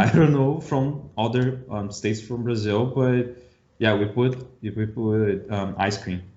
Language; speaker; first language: English; non-native, learner; Portuguese